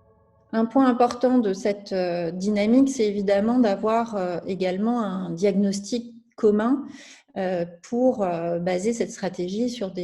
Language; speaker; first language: French; native; French